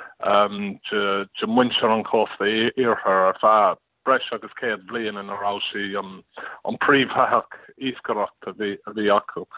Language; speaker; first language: Irish; non-native, learner; English